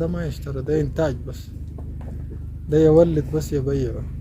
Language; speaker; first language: Arabic; native; Arabic